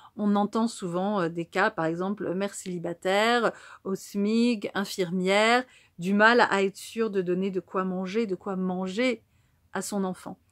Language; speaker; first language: French; native; French